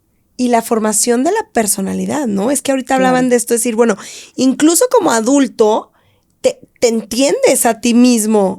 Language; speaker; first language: Spanish; native; Spanish